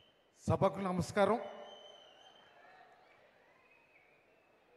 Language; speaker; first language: Telugu; native; Telugu